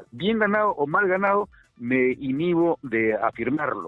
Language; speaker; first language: Spanish; native; Spanish